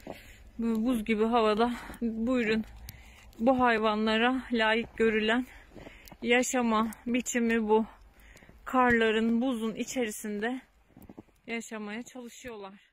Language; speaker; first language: Turkish; native; Turkish